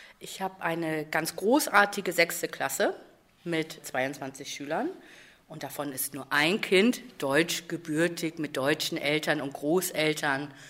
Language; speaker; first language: German; native; German